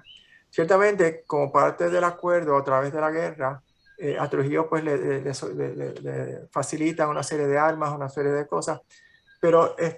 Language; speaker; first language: Spanish; native; Spanish